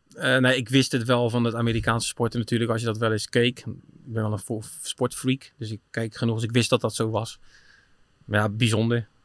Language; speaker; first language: Dutch; native; Dutch